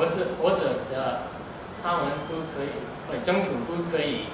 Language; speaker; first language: Chinese; non-native, learner; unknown